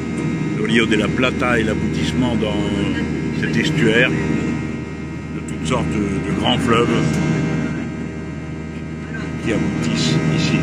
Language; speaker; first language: French; native; French